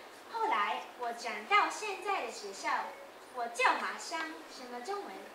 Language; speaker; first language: Chinese; non-native, fluent; Japanese